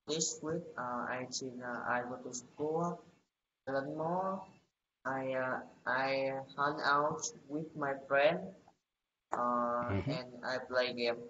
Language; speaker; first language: English; non-native, learner; Vietnamese